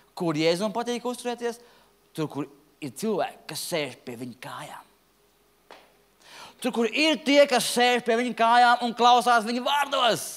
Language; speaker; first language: Latvian; native; Latvian